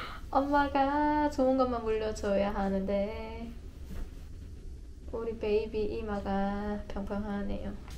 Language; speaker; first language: Korean; native; Korean